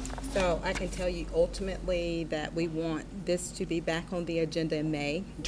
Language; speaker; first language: English; native; English